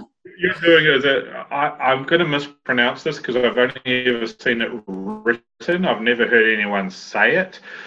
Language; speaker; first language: English; native; English